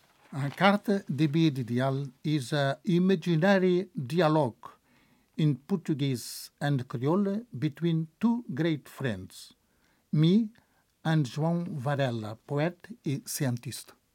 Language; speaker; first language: English; non-native, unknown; Kabuverdianu